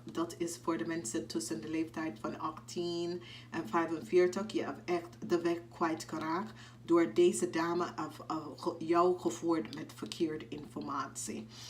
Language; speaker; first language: Dutch; non-native, fluent; English